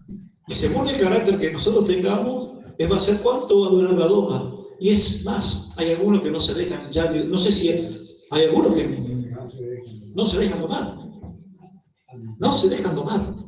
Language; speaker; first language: Spanish; native; Spanish